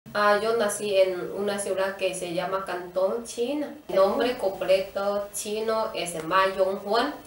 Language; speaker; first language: Spanish; non-native, learner; Chinese